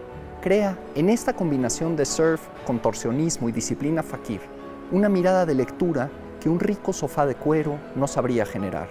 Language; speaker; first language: Spanish; native; Spanish